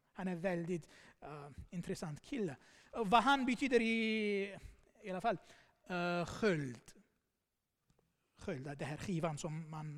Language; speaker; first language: Swedish; non-native, fluent; Armenian